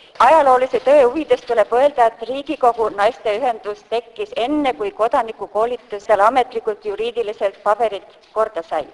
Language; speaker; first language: Estonian; native; Estonian